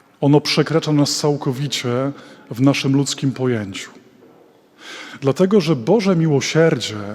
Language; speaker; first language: Polish; native; Polish